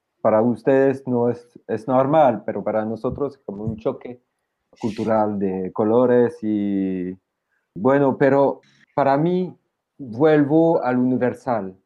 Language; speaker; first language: Spanish; non-native, fluent; French